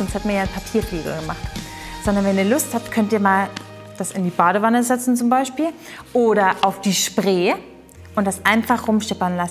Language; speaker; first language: German; native; German